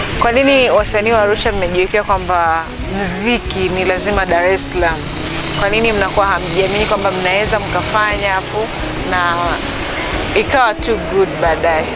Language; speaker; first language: Swahili; native; Swahili